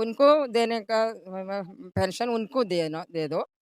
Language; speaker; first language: Hindi; non-native, local second language; Malayalam